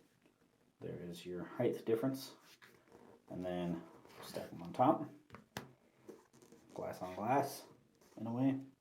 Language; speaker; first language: English; native; English